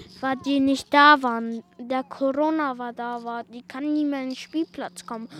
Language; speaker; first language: German; non-native, local second language; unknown